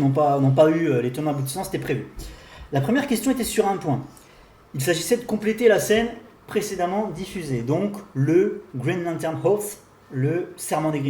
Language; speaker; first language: French; native; French